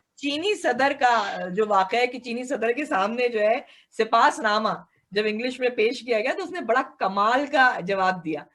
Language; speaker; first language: Urdu; native; Urdu